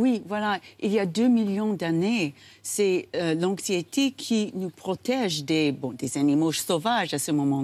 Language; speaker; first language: French; non-native, learner; English